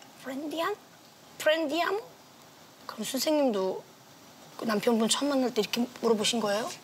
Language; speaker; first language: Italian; non-native, learner; Korean